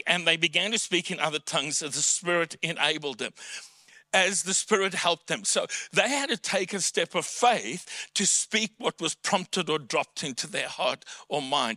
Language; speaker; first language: English; native; English